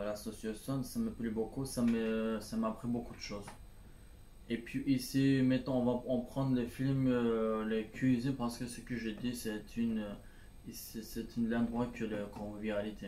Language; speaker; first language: French; non-native, learner; Turkish